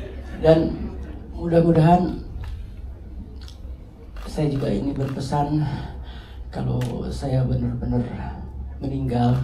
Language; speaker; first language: Indonesian; non-native, local second language; Sundanese